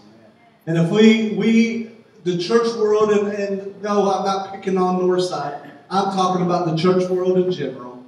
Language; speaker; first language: English; native; English